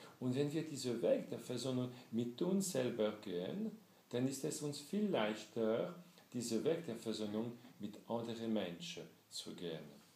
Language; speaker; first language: German; non-native, fluent; French